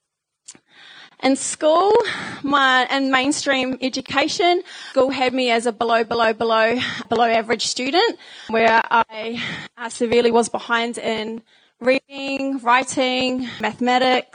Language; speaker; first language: English; native; English